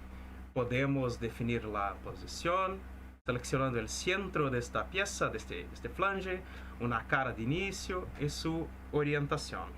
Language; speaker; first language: Spanish; non-native, fluent; Portuguese